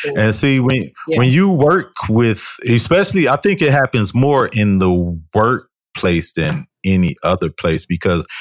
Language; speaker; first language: English; native; English